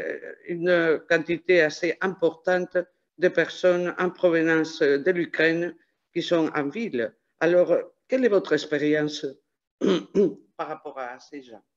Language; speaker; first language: French; non-native, fluent; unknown